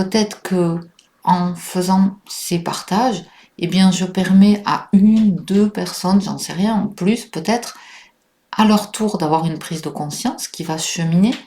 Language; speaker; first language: French; native; French